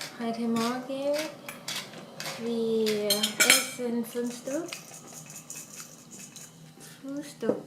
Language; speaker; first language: German; non-native, learner; Thai